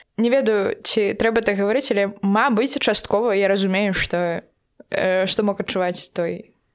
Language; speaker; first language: Belarusian; non-native, local second language; Russian